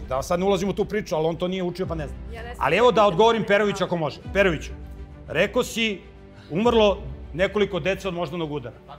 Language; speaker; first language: Serbian; native; Serbian